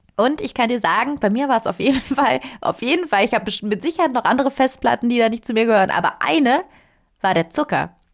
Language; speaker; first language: German; non-native, fluent; Italian